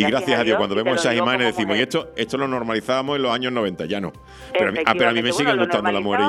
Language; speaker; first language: Spanish; native; Spanish